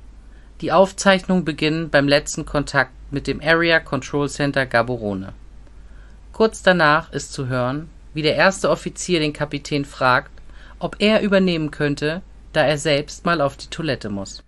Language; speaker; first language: German; native; German